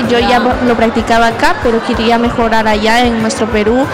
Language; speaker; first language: Spanish; early bilingual, heritage; Spanish